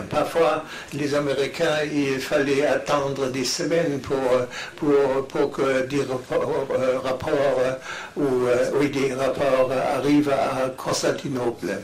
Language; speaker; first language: French; non-native, fluent; German